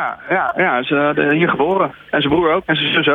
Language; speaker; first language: Dutch; native; Dutch